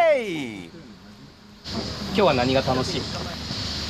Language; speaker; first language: Japanese; native; Japanese